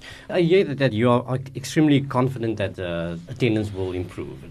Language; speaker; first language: English; non-native, local second language; Afrikaans